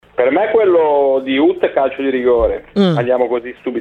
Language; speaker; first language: Italian; native; Italian